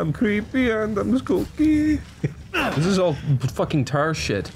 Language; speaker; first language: English; native; English